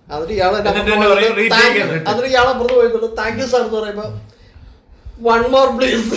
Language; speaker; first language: Malayalam; native; Malayalam